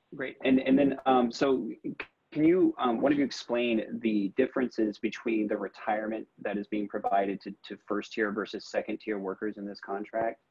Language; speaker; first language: English; native; English